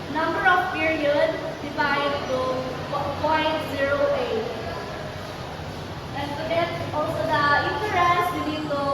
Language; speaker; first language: English; non-native, local second language; Cebuano